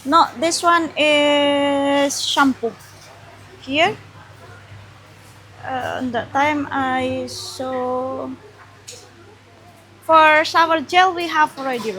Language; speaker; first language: English; non-native, learner; Indonesian